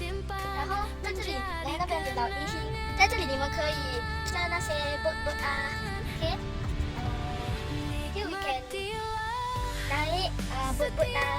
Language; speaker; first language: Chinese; non-native, local second language; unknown